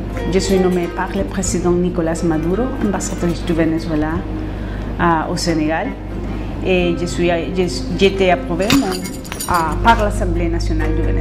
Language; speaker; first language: French; non-native, fluent; Spanish